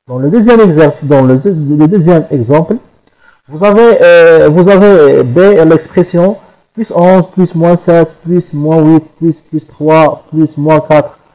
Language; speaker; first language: French; non-native, local second language; Arabic